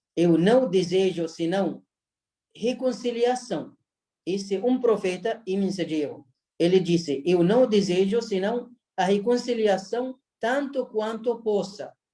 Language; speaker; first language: Portuguese; non-native, fluent; Arabic